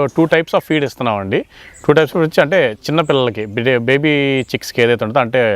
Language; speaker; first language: Telugu; native; Telugu